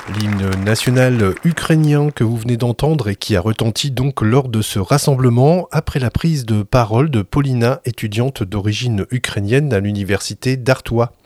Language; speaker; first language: French; native; French